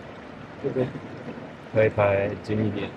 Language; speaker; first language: Chinese; non-native, fluent; English